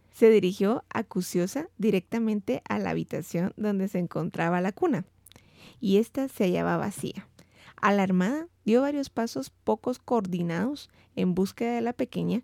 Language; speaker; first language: Spanish; native; Spanish